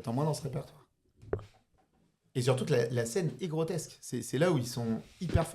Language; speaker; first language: French; native; French